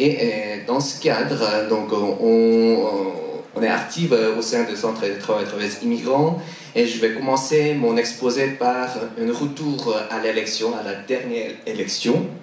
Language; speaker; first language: French; non-native, fluent; Korean